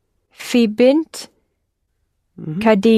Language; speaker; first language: Arabic; non-native, learner; English